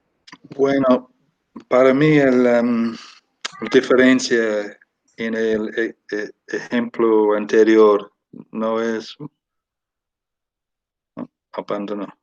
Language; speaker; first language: Spanish; non-native, learner; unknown